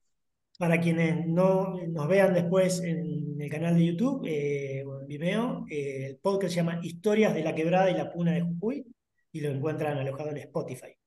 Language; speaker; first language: Spanish; native; Spanish